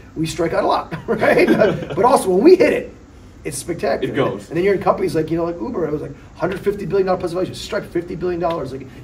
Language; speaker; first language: English; early bilingual, other home language; Polish